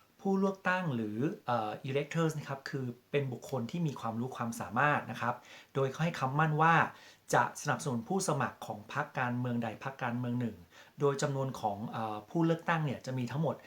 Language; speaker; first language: Thai; native; Thai